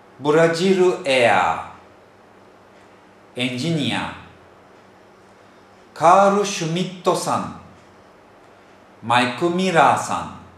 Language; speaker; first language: Japanese; non-native, fluent; Turkish